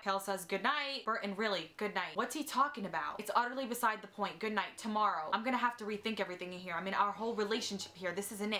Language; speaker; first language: English; native; English